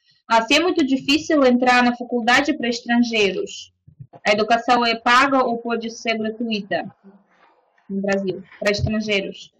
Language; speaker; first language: Portuguese; non-native, fluent; Russian